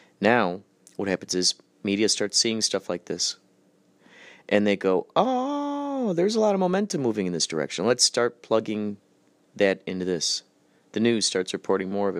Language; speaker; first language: English; native; English